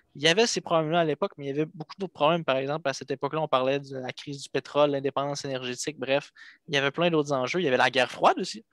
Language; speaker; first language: French; native; French